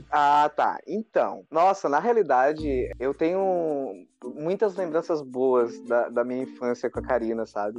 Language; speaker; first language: Portuguese; native; Portuguese